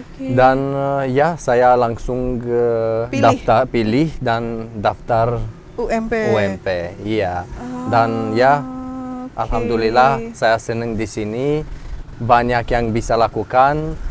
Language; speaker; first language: Indonesian; non-native, learner; Romanian